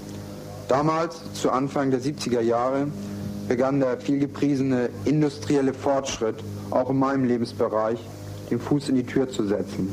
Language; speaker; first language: German; native; German